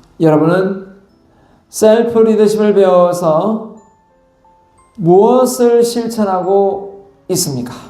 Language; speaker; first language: Korean; native; Korean